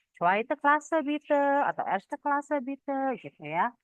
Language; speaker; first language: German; non-native, fluent; Indonesian